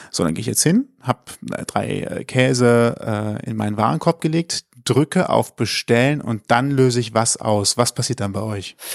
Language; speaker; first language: German; native; German